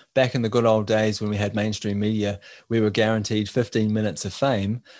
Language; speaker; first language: English; native; English